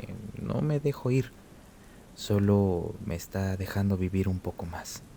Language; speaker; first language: Spanish; native; Spanish